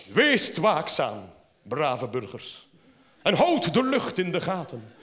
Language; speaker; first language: Dutch; native; Dutch